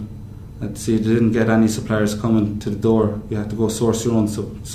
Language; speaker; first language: English; native; English